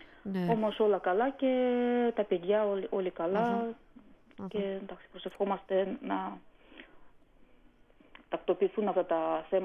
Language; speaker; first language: Greek; non-native, fluent; Armenian